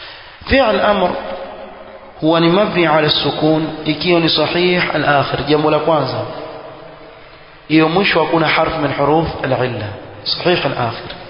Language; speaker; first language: Arabic; non-native, fluent; Swahili